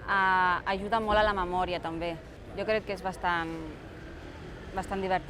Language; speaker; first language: Catalan; non-native, local second language; Spanish